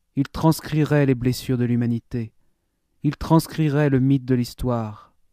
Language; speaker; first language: French; native; French